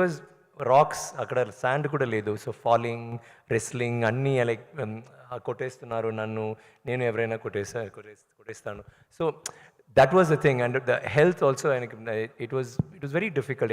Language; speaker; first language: Telugu; non-native, local second language; Tamil